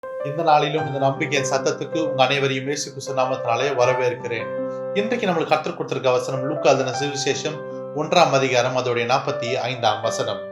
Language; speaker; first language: Tamil; early bilingual, heritage; Tamil